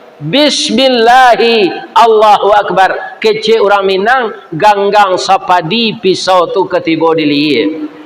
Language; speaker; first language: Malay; non-native, local second language; Minangkabau